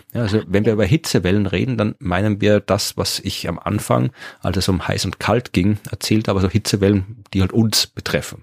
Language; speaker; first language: German; native; German